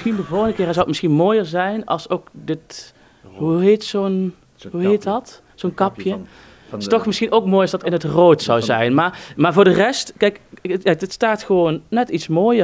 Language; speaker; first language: Dutch; native; Dutch